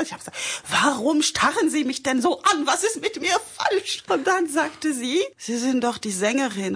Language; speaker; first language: German; non-native, fluent; French